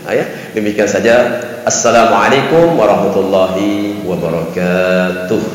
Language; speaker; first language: Malay; non-native, local second language; Achinese